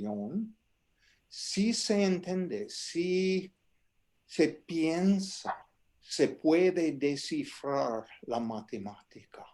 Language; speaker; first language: Spanish; non-native, fluent; English